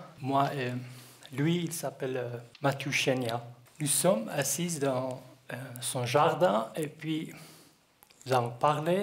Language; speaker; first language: French; non-native, learner; Kurdish